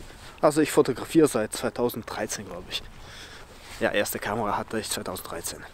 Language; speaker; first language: German; early bilingual, other home language; Chechen